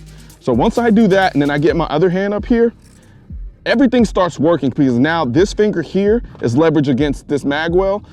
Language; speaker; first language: English; native; English